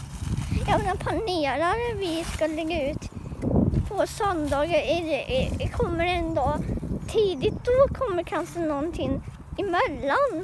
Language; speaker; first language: Swedish; non-native, learner; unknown